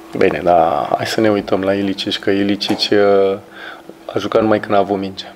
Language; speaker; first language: Romanian; native; Romanian